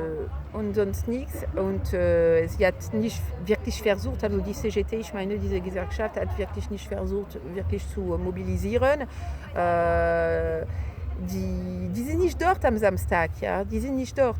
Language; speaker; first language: German; non-native, fluent; French